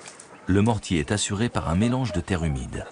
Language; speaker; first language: French; native; French